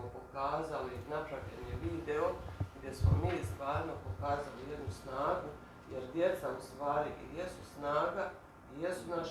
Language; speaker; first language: Bosnian; native; Bosnian